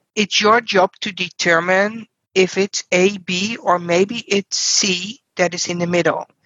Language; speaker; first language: English; non-native, fluent; Dutch